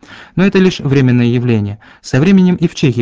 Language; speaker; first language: Russian; native; Russian